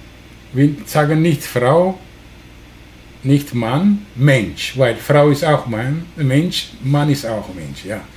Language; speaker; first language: German; non-native, learner; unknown